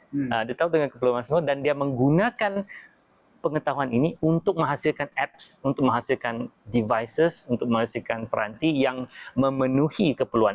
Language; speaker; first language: Malay; native; Malay